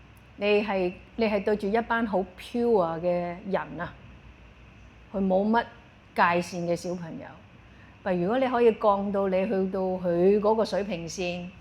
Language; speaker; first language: Cantonese; native; Cantonese